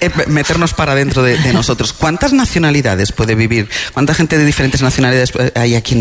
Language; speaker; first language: Spanish; native; Spanish